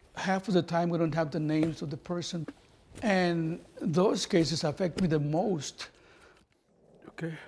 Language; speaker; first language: English; non-native, fluent; Spanish